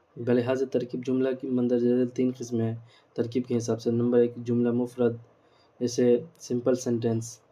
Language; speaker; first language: Urdu; native; Urdu